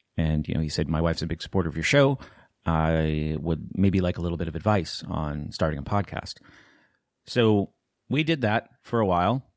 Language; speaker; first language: English; native; English